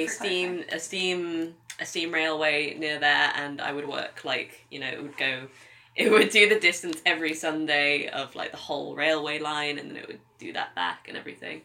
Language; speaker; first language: English; native; English